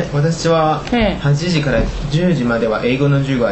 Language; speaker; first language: Japanese; non-native, learner; Chinese